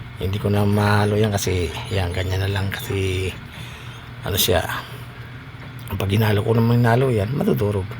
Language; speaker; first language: Filipino; non-native, local second language; Bikol